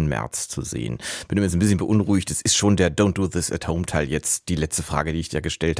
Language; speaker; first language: German; native; German